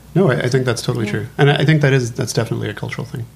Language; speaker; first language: English; native; English